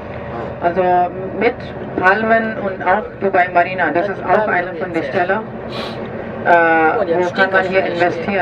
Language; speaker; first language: German; non-native, fluent; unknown